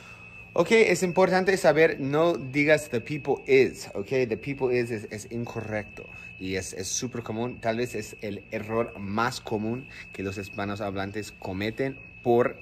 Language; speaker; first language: Spanish; non-native, fluent; English